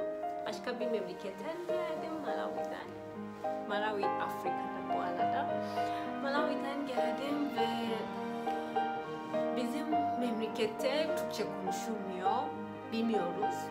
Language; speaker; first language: Turkish; non-native, fluent; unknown